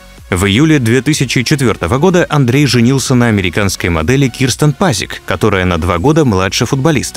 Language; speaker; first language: Russian; native; Russian